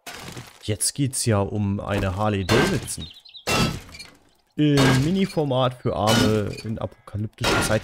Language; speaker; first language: German; native; German